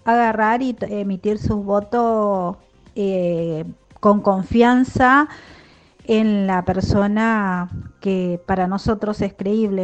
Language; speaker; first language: Spanish; native; Spanish